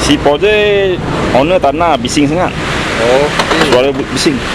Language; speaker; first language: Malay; non-native, local second language; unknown